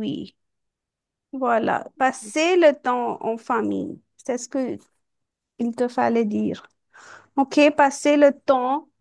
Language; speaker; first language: French; non-native, fluent; Hindi